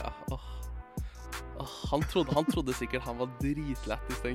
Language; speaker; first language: Norwegian; native; Norwegian